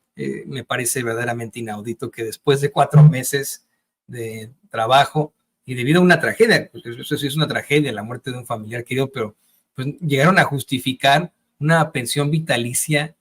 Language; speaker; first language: Spanish; native; Spanish